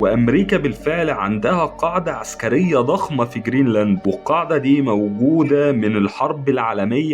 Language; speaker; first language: Arabic; native; Arabic